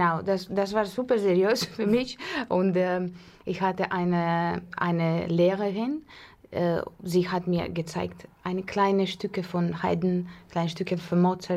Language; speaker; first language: German; non-native, fluent; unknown